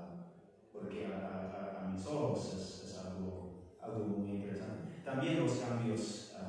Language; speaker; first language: Spanish; non-native, learner; English